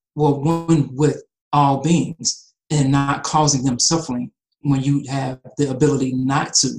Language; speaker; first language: English; native; English